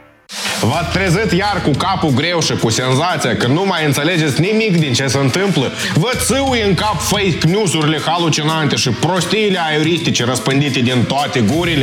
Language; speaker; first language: Romanian; native; Romanian